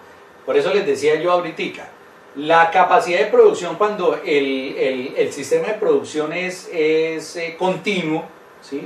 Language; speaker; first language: Spanish; native; Spanish